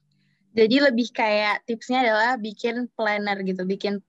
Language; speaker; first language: Indonesian; native; Indonesian